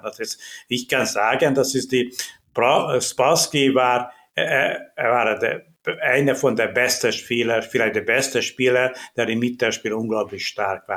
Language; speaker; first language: German; non-native, learner; Hungarian